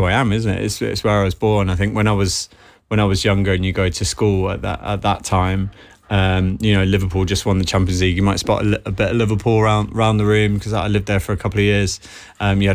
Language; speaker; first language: English; native; English